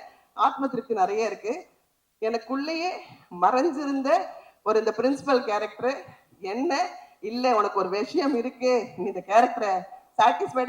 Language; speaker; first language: Tamil; native; Tamil